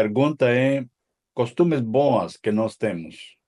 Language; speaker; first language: Portuguese; non-native, fluent; Spanish